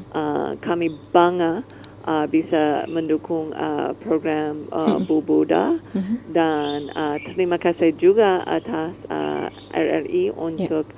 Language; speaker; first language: Indonesian; non-native, learner; English